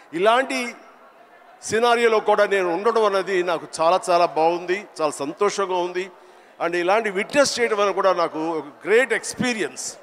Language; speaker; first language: Telugu; native; Telugu